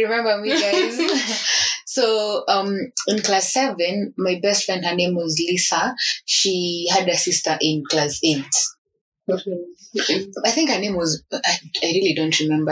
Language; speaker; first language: English; non-native, local second language; Swahili